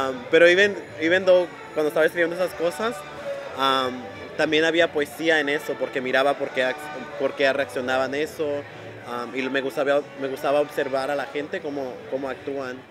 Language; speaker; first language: Spanish; early bilingual, heritage; Spanish